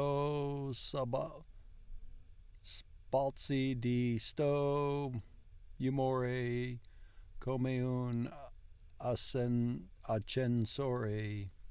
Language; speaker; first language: Italian; non-native, learner; English